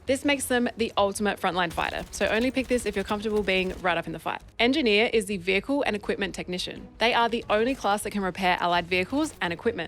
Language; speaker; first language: English; native; English